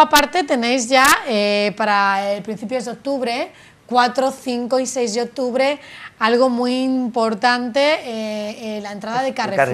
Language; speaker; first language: Spanish; native; Spanish